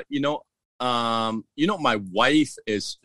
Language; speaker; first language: English; non-native, local second language; Cantonese